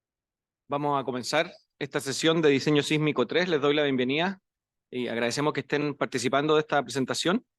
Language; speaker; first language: Spanish; native; Spanish